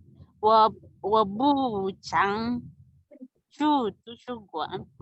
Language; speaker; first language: Chinese; non-native, learner; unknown